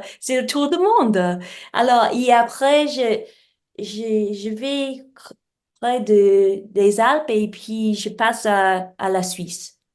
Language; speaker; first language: French; non-native, learner; English